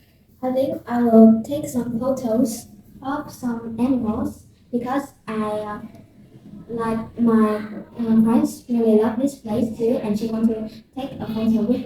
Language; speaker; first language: English; non-native, learner; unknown